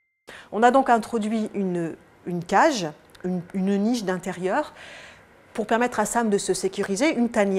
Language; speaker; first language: French; native; French